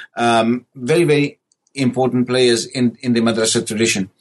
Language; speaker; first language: English; native; English